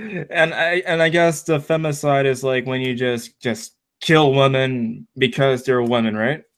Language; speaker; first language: English; native; English